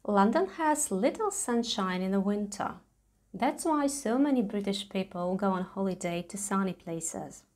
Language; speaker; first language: English; non-native, fluent; Latvian